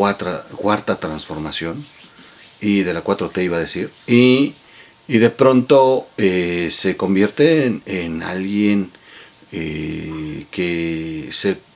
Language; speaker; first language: Spanish; native; Spanish